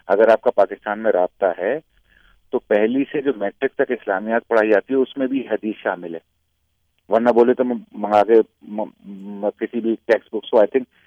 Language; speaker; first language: Urdu; native; Urdu